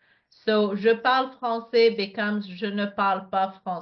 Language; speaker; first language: French; non-native, fluent; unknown